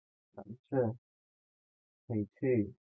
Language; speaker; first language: Chinese; non-native, fluent; Indonesian